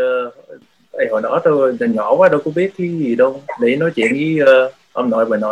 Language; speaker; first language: Vietnamese; early bilingual, heritage; Vietnamese